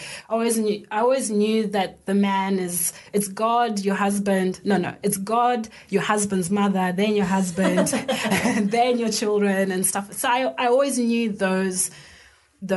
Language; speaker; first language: English; non-native, local second language; Shona